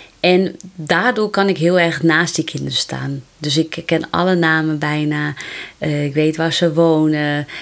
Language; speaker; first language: Dutch; native; Dutch